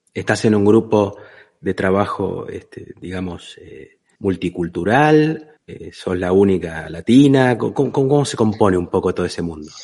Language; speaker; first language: Spanish; native; Spanish